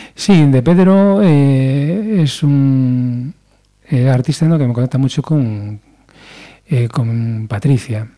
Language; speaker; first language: Spanish; native; Spanish